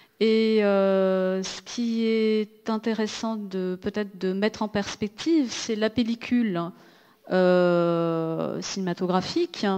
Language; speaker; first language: French; native; French